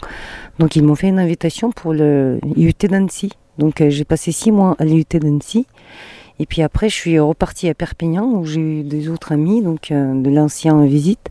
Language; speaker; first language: French; non-native, fluent; Mongolian